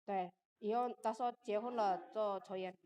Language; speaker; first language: Chinese; non-native, fluent; Indonesian